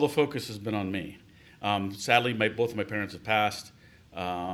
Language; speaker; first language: English; native; English